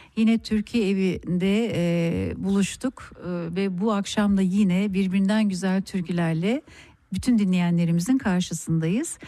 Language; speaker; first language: Turkish; native; Turkish